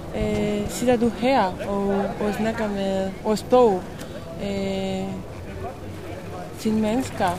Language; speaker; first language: Danish; non-native, learner; Spanish